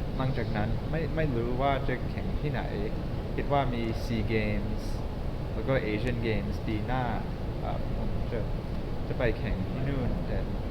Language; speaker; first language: Thai; early bilingual, heritage; English